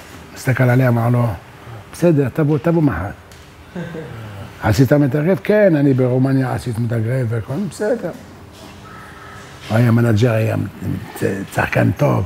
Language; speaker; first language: Hebrew; non-native, learner; French